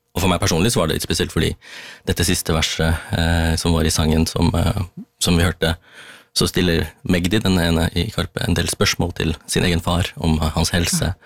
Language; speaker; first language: Norwegian; early bilingual, other home language; Tamil